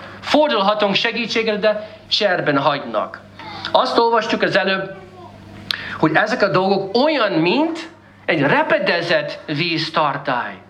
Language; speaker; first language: Hungarian; non-native, fluent; English